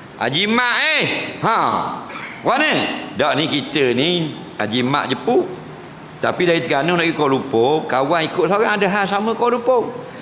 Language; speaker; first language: Malay; native; Malay